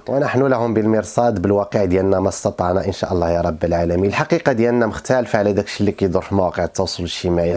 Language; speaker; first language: Arabic; native; Arabic